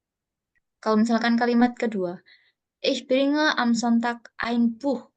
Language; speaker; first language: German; non-native, fluent; Indonesian